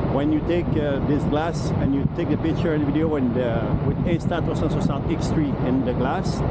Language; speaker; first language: English; non-native, learner; French